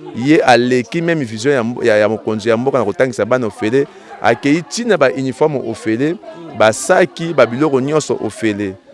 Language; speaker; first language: Lingala; native; Lingala